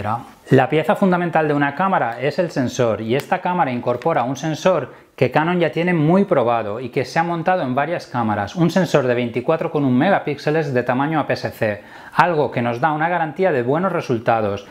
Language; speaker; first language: Spanish; native; Spanish